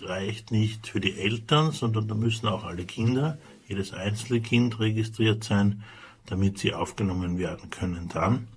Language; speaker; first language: German; native; German